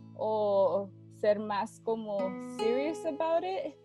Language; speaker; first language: Spanish; early bilingual, heritage; Spanish